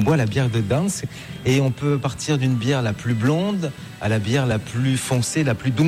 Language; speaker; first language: French; native; French